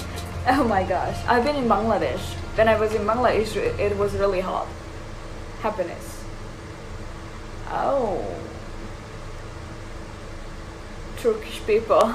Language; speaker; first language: English; non-native, fluent; Urdu